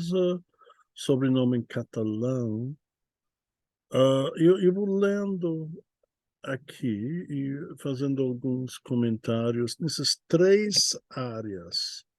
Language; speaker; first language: Portuguese; non-native, fluent; English